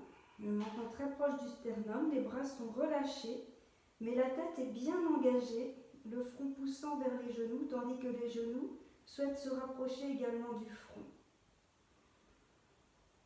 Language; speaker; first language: French; native; French